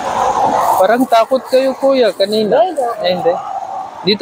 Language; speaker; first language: Filipino; non-native, learner; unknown